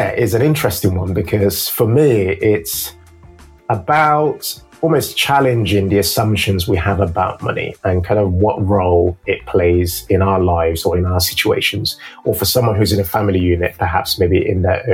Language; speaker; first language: English; non-native, local second language; Yoruba